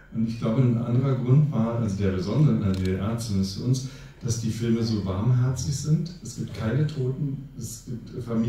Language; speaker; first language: German; native; German